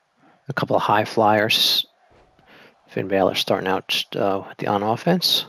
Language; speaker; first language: English; native; English